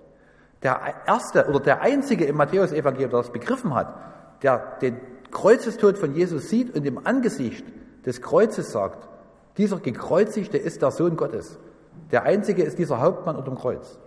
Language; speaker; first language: German; native; German